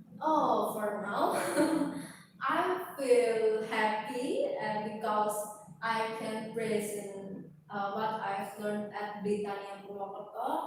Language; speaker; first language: English; non-native, learner; Indonesian